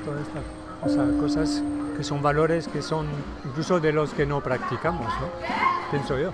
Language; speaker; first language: Spanish; non-native, fluent; French